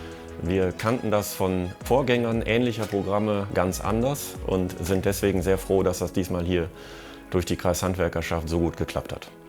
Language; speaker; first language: German; native; German